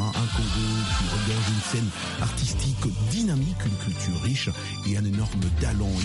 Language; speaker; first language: French; non-native, local second language; Lingala